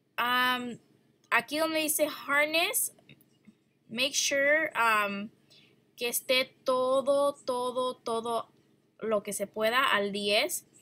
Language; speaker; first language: Spanish; early bilingual, heritage; Spanish